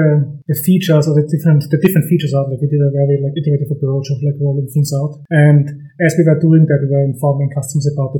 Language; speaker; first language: English; non-native, fluent; German